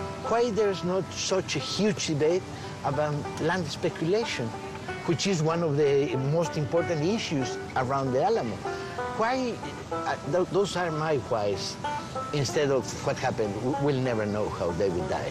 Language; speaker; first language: English; non-native, fluent; Spanish